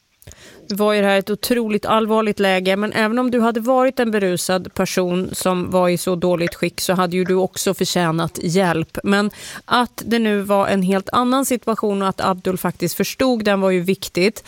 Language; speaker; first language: Swedish; native; Swedish